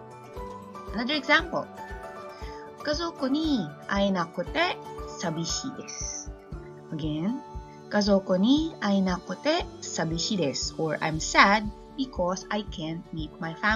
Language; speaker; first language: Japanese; non-native, fluent; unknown